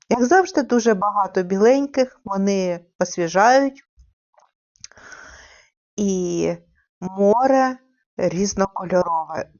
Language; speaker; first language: Ukrainian; native; Ukrainian